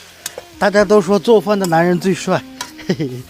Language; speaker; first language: Chinese; native; Chinese